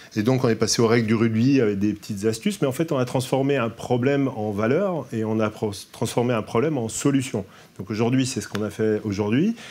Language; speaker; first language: French; native; French